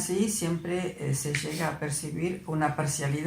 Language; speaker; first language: Spanish; native; Spanish